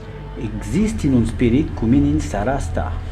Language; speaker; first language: Romanian; non-native, learner; French